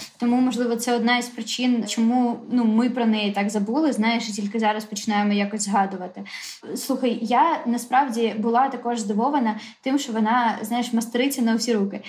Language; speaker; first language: Ukrainian; native; Ukrainian